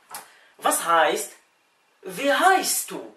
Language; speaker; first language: German; non-native, fluent; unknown